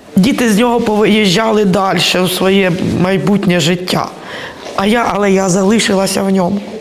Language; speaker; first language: Ukrainian; native; Ukrainian